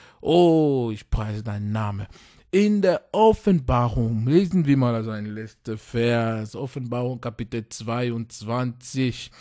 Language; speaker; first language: German; non-native, fluent; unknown